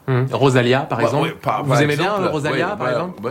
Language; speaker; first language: French; native; French